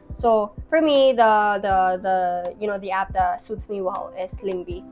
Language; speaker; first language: English; non-native, local second language; Filipino